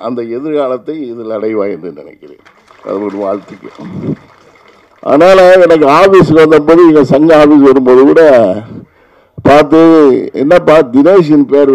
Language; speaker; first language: Tamil; native; Tamil